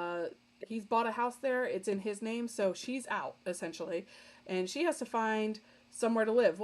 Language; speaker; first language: English; native; English